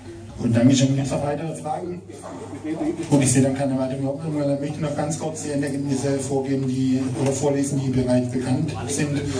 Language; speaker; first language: German; native; German